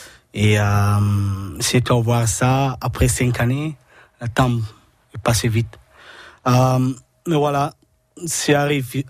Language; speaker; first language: French; non-native, learner; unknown